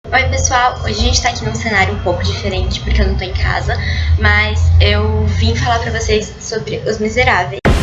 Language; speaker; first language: Portuguese; native; Portuguese